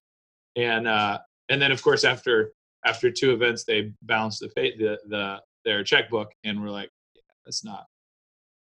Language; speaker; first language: English; native; English